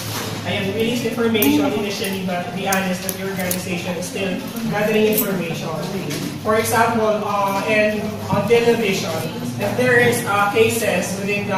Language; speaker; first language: English; non-native, local second language; Filipino